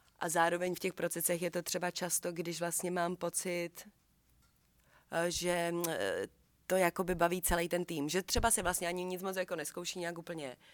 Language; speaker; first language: Czech; native; Czech